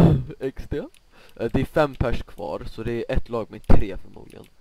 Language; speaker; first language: Swedish; native; Swedish